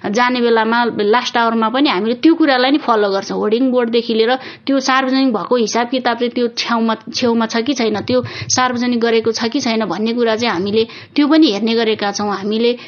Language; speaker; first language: Nepali; native; Nepali